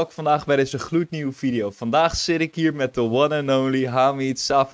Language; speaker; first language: Dutch; native; Dutch